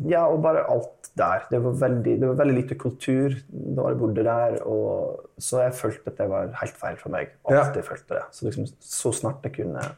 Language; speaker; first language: Swedish; non-native, fluent; English